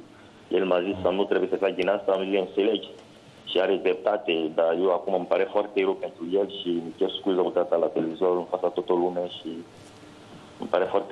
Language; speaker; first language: Romanian; non-native, learner; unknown